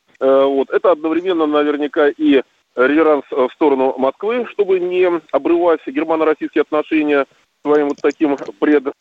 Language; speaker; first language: Russian; native; Russian